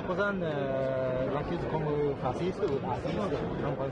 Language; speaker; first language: French; non-native, learner; Japanese